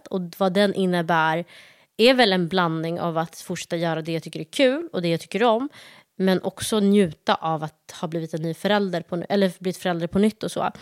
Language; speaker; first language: Swedish; early bilingual, other home language; Somali